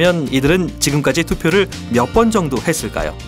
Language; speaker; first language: Korean; native; Korean